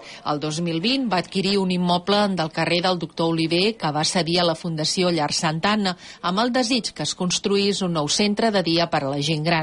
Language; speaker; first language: Catalan; native; Catalan